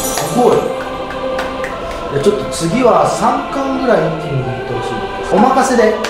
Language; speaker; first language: Japanese; native; Japanese